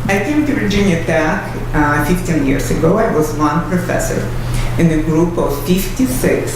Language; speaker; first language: English; non-native, fluent; Russian